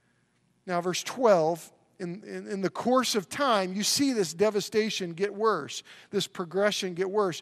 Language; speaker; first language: English; native; English